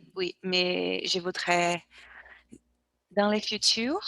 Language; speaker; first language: French; non-native, learner; Portuguese